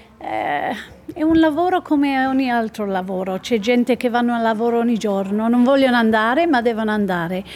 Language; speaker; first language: Italian; early bilingual, heritage; Italian